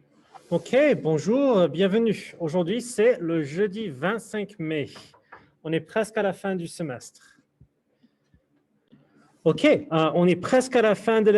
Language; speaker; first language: French; non-native, fluent; English